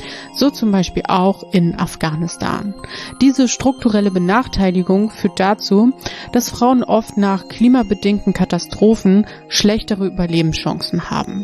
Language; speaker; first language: German; native; German